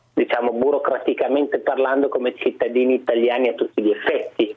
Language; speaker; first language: Italian; early bilingual, other home language; Arabic